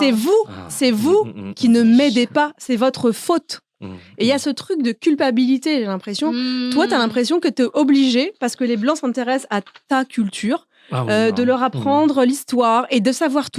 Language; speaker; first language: French; native; French